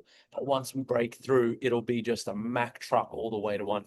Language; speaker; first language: English; native; English